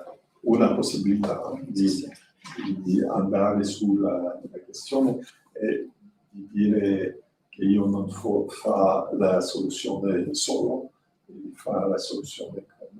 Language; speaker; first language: Italian; non-native, learner; French